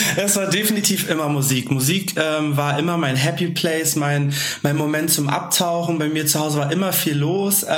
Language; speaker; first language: German; native; German